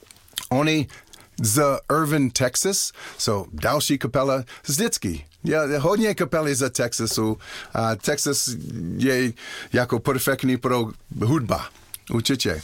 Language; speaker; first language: Czech; non-native, learner; English